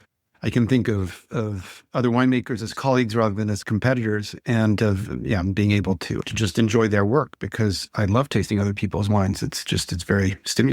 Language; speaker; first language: English; non-native, fluent; French